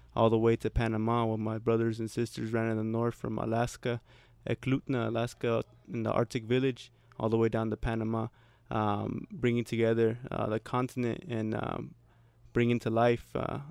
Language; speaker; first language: English; early bilingual, other home language; Spanish